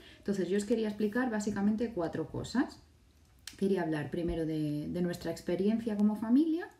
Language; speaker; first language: Spanish; native; Spanish